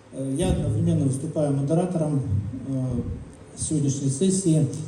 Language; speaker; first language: Russian; native; Russian